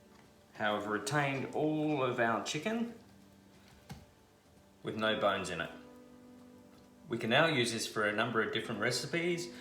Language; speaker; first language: English; native; English